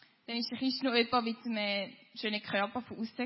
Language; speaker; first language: German; native; German